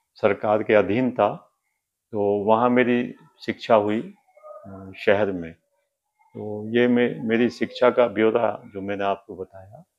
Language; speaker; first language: Hindi; native; Hindi